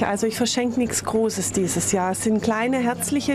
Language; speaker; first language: German; native; German